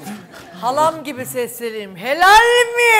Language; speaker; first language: Turkish; native; Turkish